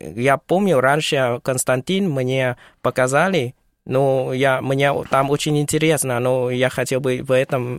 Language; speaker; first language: Russian; non-native, learner; Vietnamese